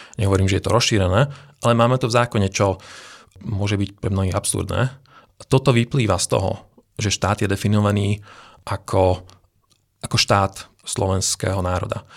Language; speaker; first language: Slovak; non-native, local second language; Hungarian